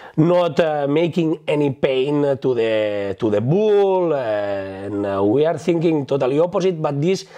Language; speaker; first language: English; non-native, fluent; Spanish